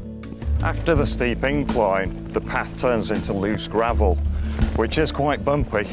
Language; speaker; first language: English; native; English